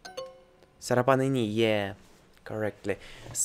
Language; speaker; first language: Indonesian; non-native, learner; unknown